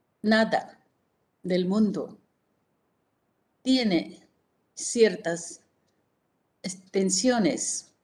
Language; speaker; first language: Spanish; non-native, fluent; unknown